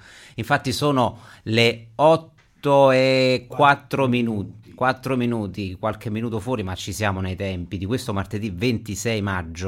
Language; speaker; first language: Italian; native; Italian